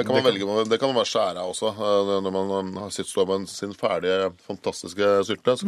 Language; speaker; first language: Norwegian; native; Norwegian